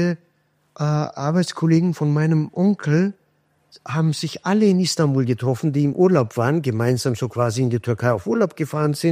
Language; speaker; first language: German; non-native, fluent; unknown